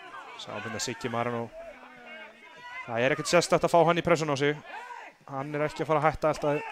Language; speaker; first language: Icelandic; native; Icelandic